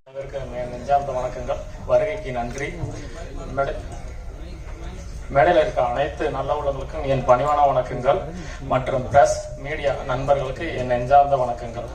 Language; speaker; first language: Tamil; native; Tamil